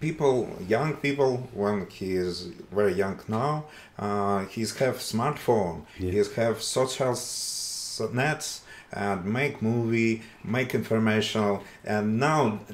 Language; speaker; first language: English; non-native, learner; Russian